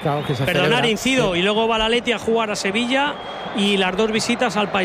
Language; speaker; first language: Spanish; native; Spanish